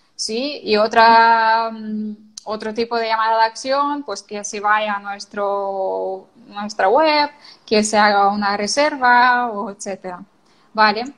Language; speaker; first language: Spanish; non-native, fluent; Ukrainian